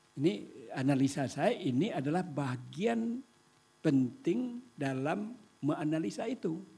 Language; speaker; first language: Indonesian; non-native, local second language; Minangkabau